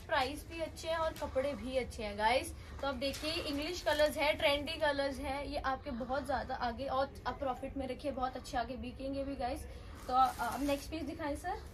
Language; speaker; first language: Hindi; non-native, local second language; Punjabi